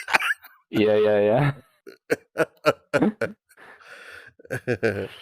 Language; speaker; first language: English; native; English